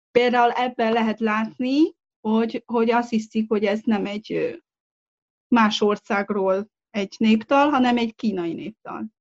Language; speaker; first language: Hungarian; non-native, fluent; Chinese